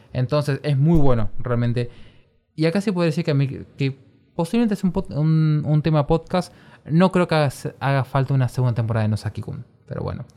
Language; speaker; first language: Spanish; native; Spanish